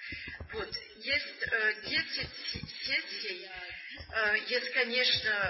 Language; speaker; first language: Russian; non-native, learner; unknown